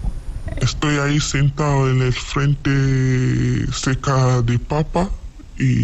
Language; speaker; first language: Spanish; non-native, learner; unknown